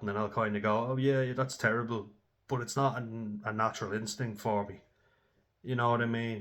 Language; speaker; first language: English; native; English